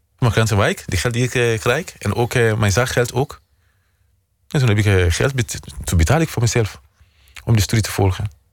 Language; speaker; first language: Dutch; non-native, fluent; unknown